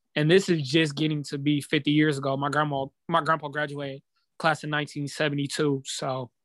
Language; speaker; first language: English; native; English